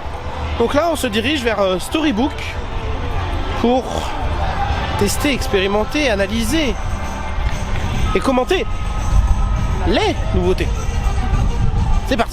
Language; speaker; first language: French; native; French